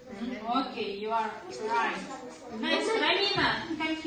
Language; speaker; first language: English; non-native, learner; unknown